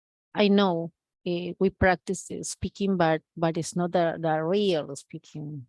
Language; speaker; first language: English; non-native, learner; Spanish